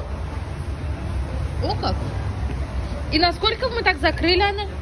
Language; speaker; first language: Russian; native; Russian